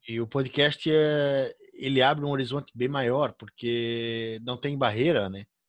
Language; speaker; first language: Portuguese; native; Portuguese